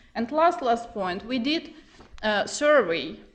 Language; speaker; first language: English; non-native, fluent; Ukrainian